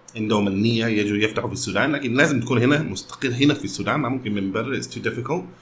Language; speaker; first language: Arabic; early bilingual, heritage; Arabic